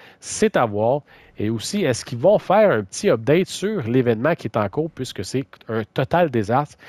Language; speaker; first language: French; native; French